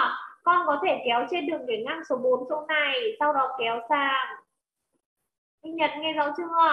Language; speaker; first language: Vietnamese; native; Vietnamese